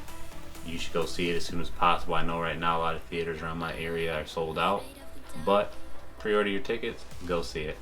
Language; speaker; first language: English; native; English